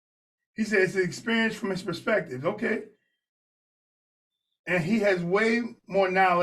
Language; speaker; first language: English; native; English